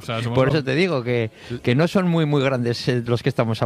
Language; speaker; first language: Spanish; native; Spanish